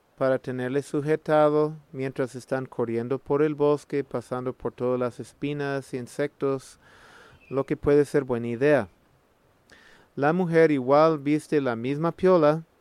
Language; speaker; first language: Spanish; non-native, fluent; English